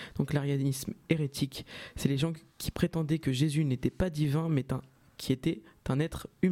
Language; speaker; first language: French; native; French